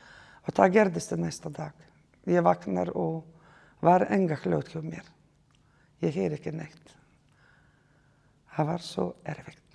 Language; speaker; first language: Icelandic; non-native, learner; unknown